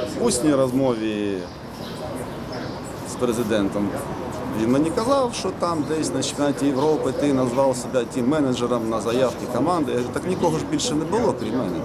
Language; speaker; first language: Ukrainian; native; Ukrainian